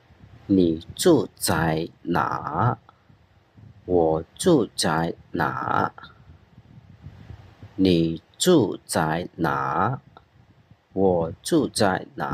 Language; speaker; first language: Chinese; non-native, fluent; Khmer